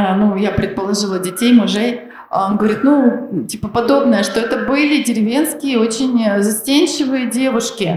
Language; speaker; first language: Russian; native; Russian